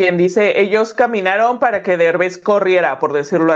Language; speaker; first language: Spanish; native; Spanish